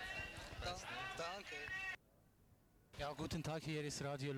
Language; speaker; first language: German; non-native, learner; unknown